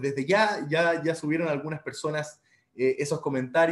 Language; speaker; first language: Spanish; native; Spanish